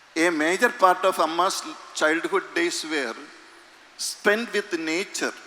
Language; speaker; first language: English; non-native, local second language; Malayalam